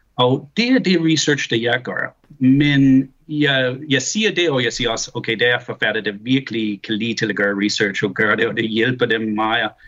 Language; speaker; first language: Danish; early bilingual, heritage; Danish